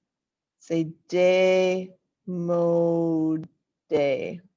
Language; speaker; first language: French; non-native, fluent; English